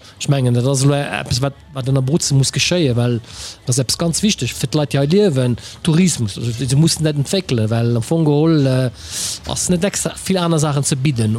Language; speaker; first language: Luxembourgish; early bilingual, other home language; Italian